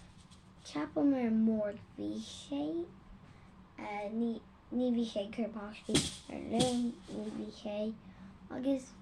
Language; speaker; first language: Irish; non-native, local second language; English